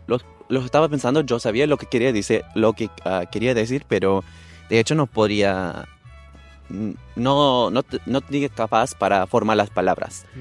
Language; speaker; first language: Spanish; non-native, fluent; English